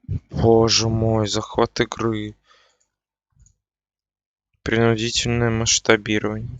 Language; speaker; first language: Russian; native; Russian